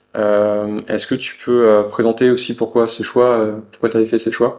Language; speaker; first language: French; native; French